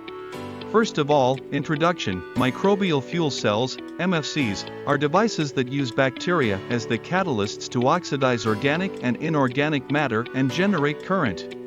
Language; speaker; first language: English; non-native, fluent; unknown